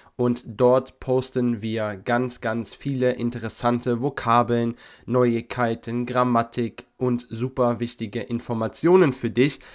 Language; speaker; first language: German; native; German